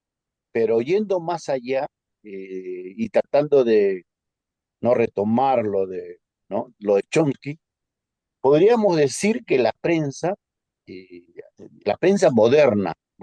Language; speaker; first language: Spanish; native; Spanish